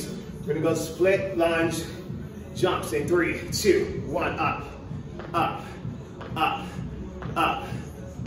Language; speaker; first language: English; native; English